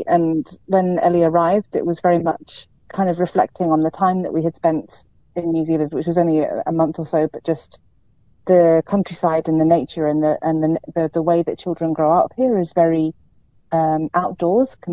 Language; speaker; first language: English; native; English